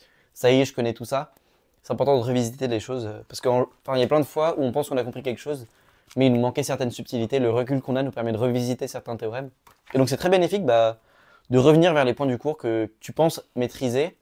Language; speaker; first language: French; native; French